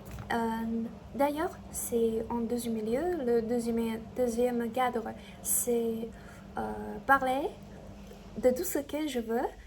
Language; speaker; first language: French; non-native, learner; Chinese